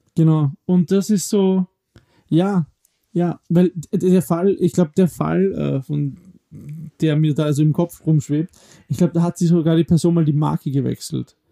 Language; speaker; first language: German; native; German